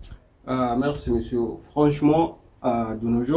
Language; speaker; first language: French; non-native, learner; Arabic